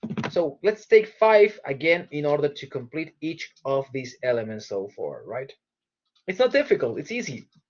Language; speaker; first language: English; non-native, fluent; Spanish